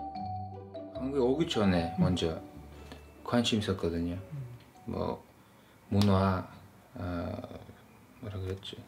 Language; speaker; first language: Korean; non-native, fluent; Kyrgyz